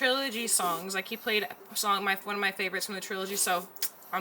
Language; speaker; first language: English; native; English